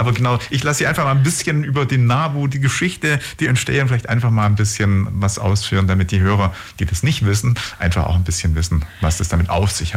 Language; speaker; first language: German; native; German